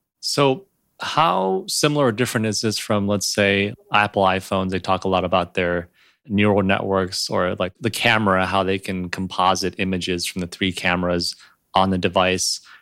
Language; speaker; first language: English; early bilingual, other home language; Chinese